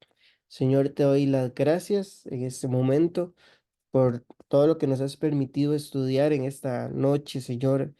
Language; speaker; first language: Spanish; native; Spanish